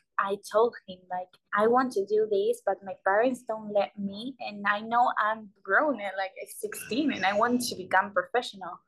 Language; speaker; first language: English; non-native, learner; Spanish